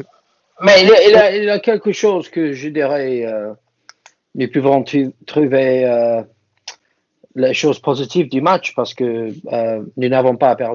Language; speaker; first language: French; non-native, fluent; English